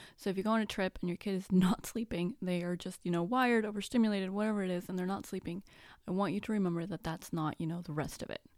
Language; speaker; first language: English; non-native, fluent; Spanish